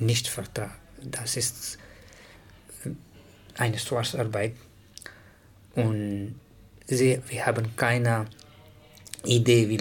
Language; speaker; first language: German; non-native, learner; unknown